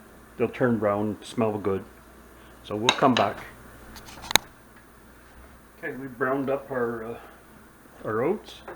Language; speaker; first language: English; native; English